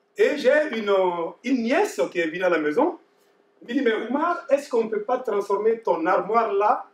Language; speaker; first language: French; non-native, local second language; Bambara